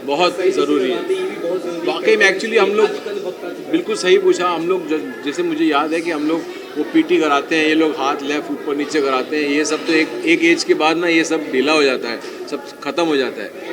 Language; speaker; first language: Hindi; native; Hindi